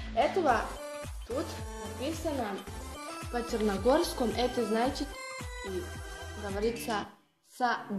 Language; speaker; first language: Russian; non-native, learner; Serbian